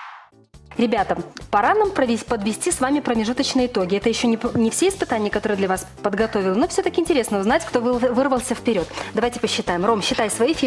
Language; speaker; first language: Russian; native; Russian